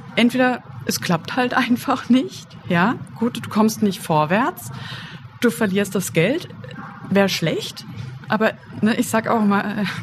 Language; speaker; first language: German; native; German